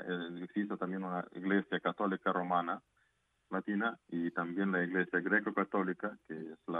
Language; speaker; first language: Spanish; non-native, fluent; Ukrainian